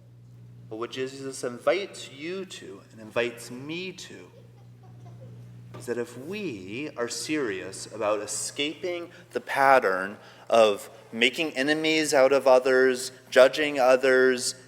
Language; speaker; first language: English; native; English